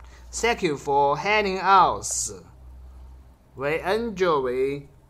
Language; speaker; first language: English; non-native, learner; Chinese